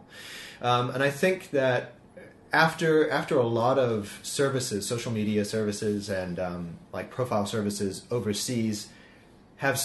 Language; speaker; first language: English; native; English